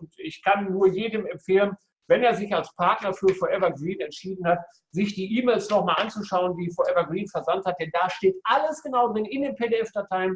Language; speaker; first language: German; native; German